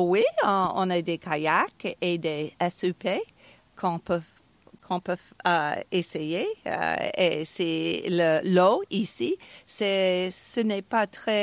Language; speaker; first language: French; non-native, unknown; English